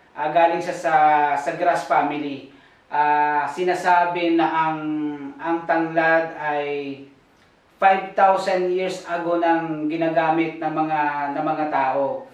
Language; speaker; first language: Filipino; non-native, local second language; Bikol